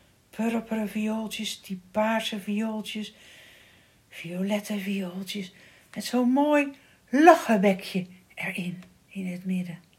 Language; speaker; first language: Dutch; native; Dutch